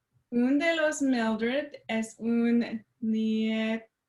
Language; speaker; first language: Spanish; non-native, learner; French